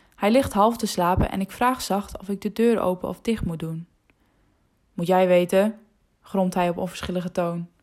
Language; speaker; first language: Dutch; non-native, local second language; Western Frisian